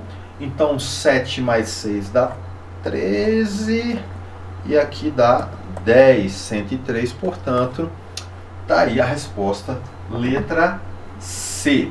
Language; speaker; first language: Portuguese; native; Portuguese